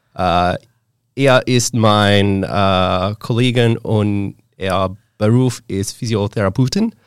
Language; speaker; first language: German; non-native, learner; English